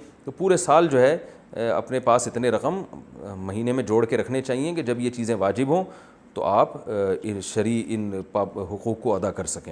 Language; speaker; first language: Urdu; native; Urdu